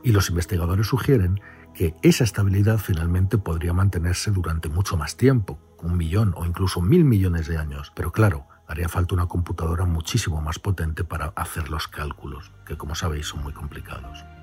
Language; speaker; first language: Spanish; native; Spanish